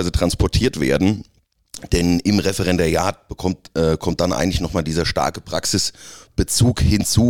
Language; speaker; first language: German; native; German